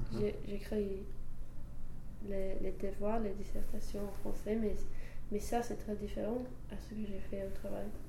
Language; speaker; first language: French; non-native, fluent; English